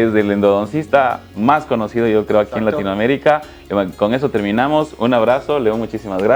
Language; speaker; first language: Spanish; native; Spanish